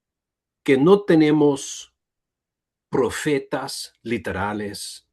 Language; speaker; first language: Spanish; non-native, learner; English